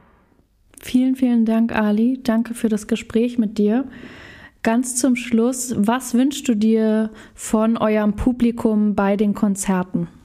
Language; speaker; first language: German; native; German